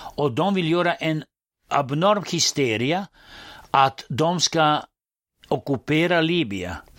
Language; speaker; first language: Swedish; non-native, fluent; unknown